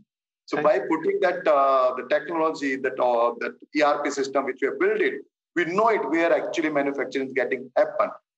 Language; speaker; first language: English; non-native, local second language; Hindi